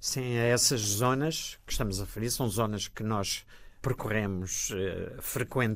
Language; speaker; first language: Portuguese; native; Portuguese